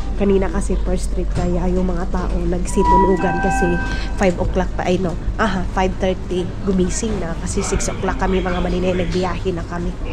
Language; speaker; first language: Filipino; non-native, local second language; Cebuano